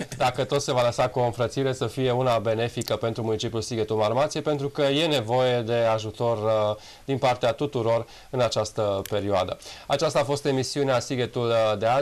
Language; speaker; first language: Romanian; native; Romanian